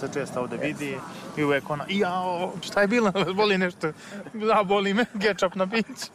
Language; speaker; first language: Serbian; native; Serbian